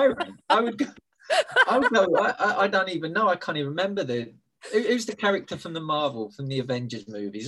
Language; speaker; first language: English; native; English